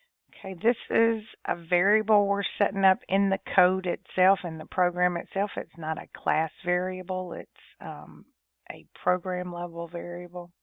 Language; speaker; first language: English; native; English